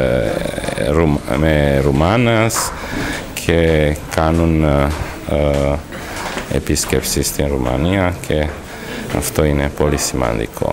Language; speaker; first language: Greek; non-native, learner; Romanian